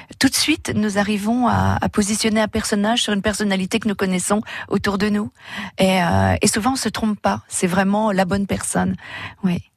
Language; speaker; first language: French; native; French